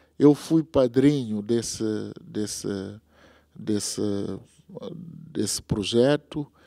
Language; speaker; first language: Portuguese; non-native, local second language; Tsonga